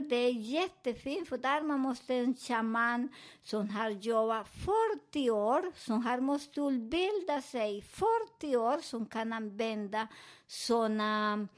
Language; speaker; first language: Swedish; non-native, fluent; Spanish